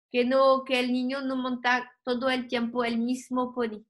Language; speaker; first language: Spanish; non-native, learner; French